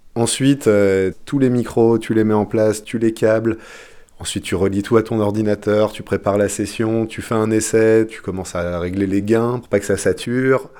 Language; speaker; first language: French; non-native, fluent; English